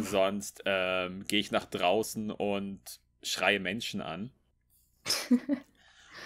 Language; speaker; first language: German; native; German